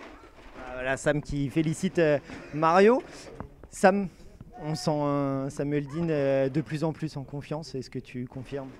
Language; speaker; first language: French; native; French